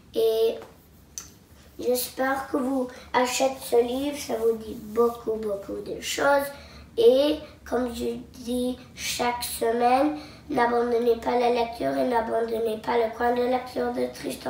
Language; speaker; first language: French; non-native, local second language; English